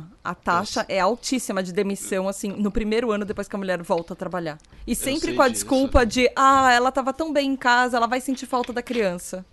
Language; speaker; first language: Portuguese; native; Portuguese